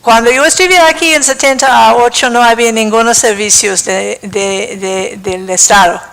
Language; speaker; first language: Spanish; non-native, fluent; English